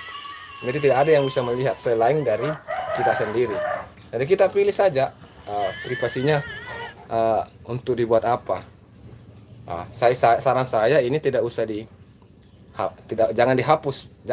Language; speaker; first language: Indonesian; native; Indonesian